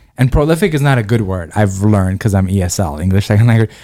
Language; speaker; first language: English; early bilingual, other home language; Persian